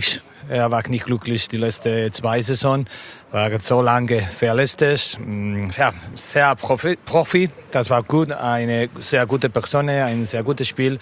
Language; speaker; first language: German; non-native, learner; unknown